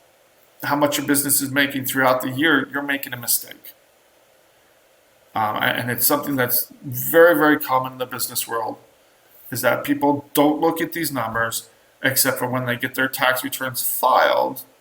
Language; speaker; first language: English; native; English